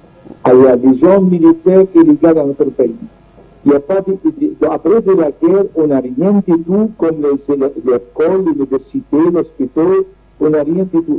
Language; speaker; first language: French; non-native, learner; Arabic